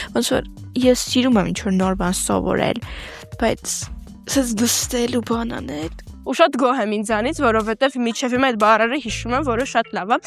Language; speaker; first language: Armenian; early bilingual, heritage; Armenian